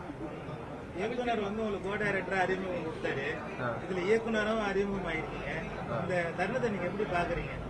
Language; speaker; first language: Tamil; native; Tamil